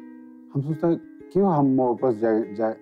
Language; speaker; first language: Hindi; non-native, local second language; Khasi